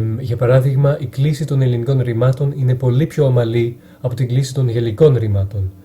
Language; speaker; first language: Greek; non-native, fluent; French